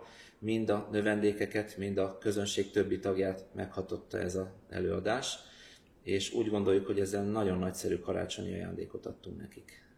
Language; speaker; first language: Hungarian; native; Hungarian